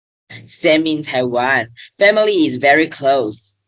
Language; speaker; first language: English; non-native, learner; Chinese